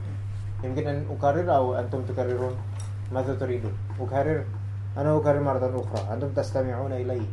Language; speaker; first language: Arabic; non-native, fluent; Indonesian